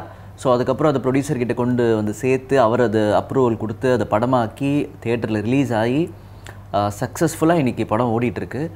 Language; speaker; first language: Tamil; native; Tamil